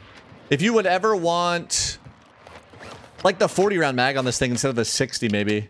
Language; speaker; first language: English; native; English